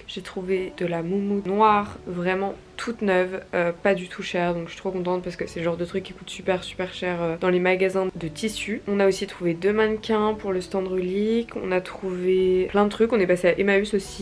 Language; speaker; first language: French; native; French